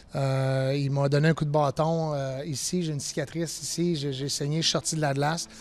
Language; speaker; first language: French; native; French